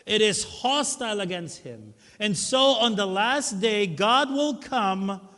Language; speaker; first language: English; non-native, local second language; Filipino